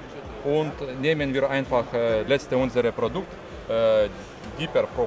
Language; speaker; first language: German; non-native, fluent; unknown